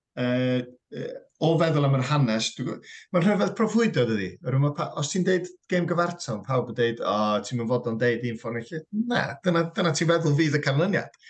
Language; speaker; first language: Welsh; native; Welsh